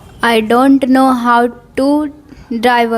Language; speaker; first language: English; non-native, learner; Hindi